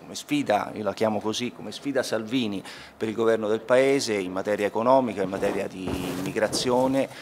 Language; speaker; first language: Italian; native; Italian